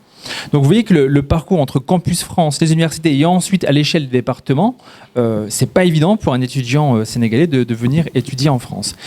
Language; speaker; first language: French; native; French